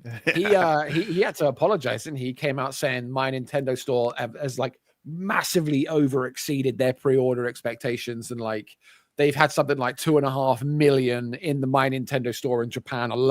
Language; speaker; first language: English; native; English